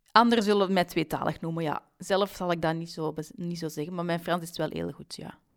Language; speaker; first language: Dutch; native; Dutch